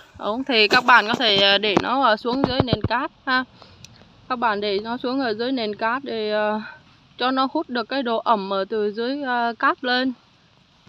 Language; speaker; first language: Vietnamese; native; Vietnamese